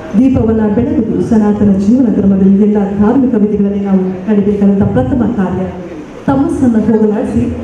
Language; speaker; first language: Kannada; native; Kannada